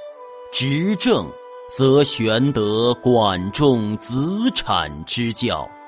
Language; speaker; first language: Chinese; native; Chinese